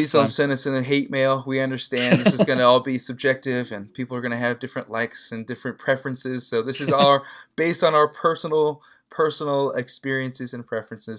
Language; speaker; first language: English; native; English